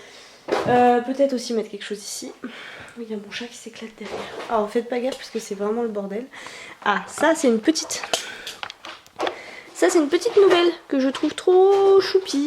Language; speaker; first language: French; native; French